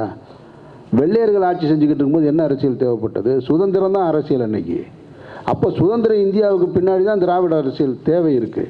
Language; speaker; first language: Tamil; native; Tamil